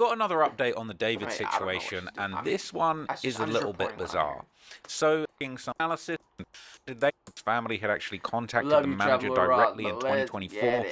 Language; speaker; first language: English; native; English